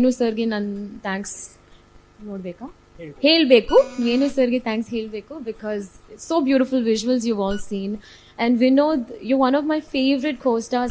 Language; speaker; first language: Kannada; non-native, learner; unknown